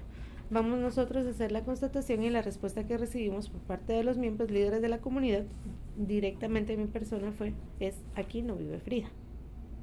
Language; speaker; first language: Spanish; native; Spanish